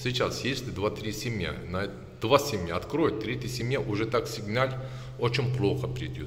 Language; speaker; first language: Russian; non-native, learner; Turkish